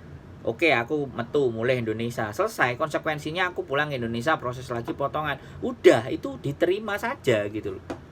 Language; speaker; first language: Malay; non-native, local second language; Javanese